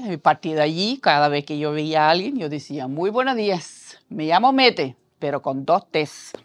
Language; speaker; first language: Spanish; non-native, fluent; Norwegian